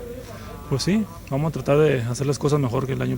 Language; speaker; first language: Spanish; native; Spanish